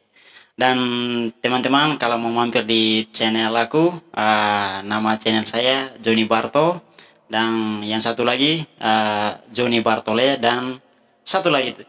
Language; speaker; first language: Indonesian; non-native, fluent; Tetum